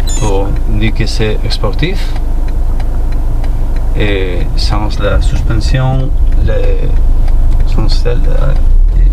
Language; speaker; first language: French; non-native, learner; Spanish